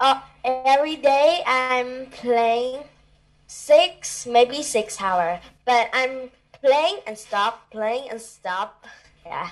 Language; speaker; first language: English; non-native, learner; Thai